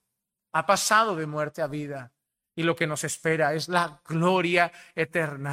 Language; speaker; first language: Spanish; native; Spanish